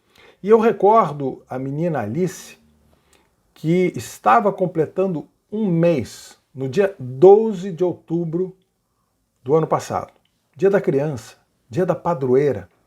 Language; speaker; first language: Portuguese; native; Portuguese